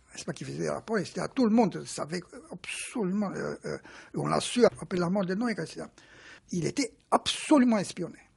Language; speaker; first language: French; non-native, fluent; Romanian